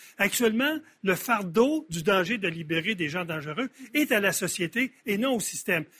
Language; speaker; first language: French; native; French